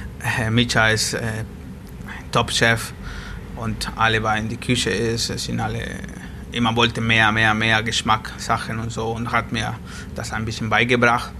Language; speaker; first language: German; non-native, learner; Spanish